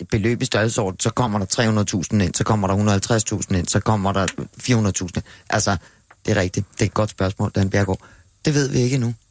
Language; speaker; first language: Danish; native; Danish